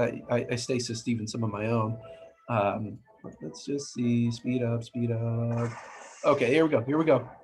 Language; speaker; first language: English; native; English